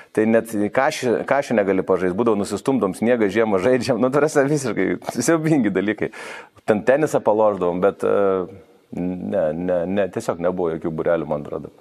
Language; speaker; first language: Lithuanian; native; Lithuanian